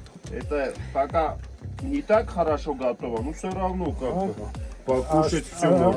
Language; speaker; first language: Russian; non-native, learner; Armenian